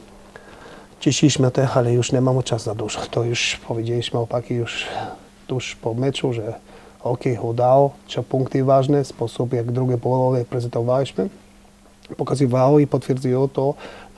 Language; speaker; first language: Polish; non-native, fluent; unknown